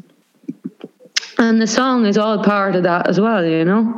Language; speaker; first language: English; native; English